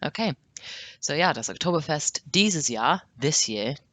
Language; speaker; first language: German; non-native, learner; English